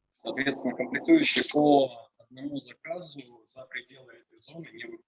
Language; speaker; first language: Russian; native; Russian